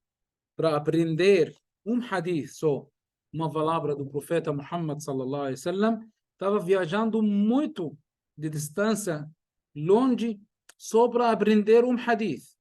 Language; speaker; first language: Portuguese; non-native, fluent; Arabic